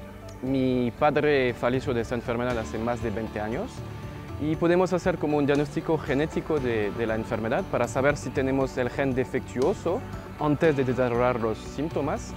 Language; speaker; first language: Spanish; non-native, fluent; French